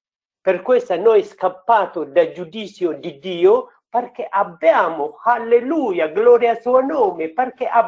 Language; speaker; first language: Italian; non-native, learner; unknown